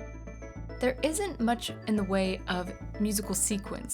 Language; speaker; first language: English; native; English